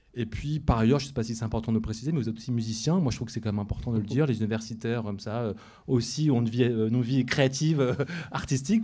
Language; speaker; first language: French; native; French